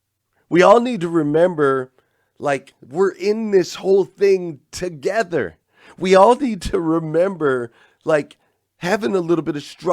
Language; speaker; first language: English; native; English